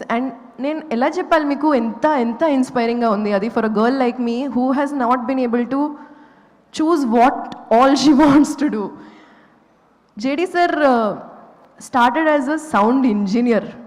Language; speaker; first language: Telugu; non-native, local second language; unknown